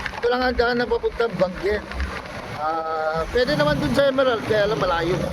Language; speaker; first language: Filipino; native; Filipino